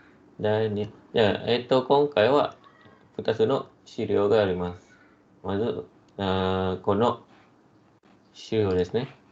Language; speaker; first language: Japanese; non-native, fluent; Malay